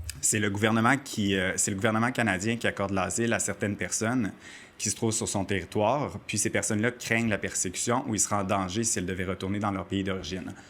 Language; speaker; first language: French; native; French